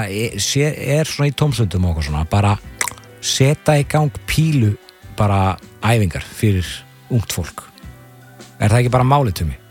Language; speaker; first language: Icelandic; native; Icelandic